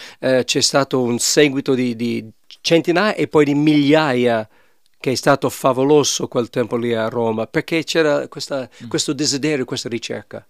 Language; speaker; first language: Italian; non-native, fluent; English